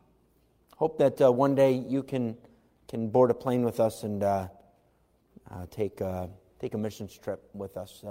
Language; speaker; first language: English; native; English